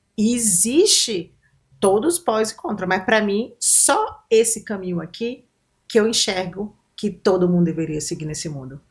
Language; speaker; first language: Portuguese; native; Portuguese